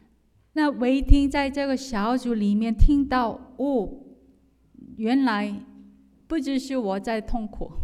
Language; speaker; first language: Chinese; non-native, fluent; Korean